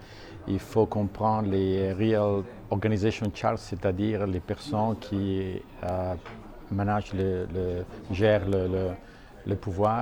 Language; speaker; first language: French; non-native, fluent; Italian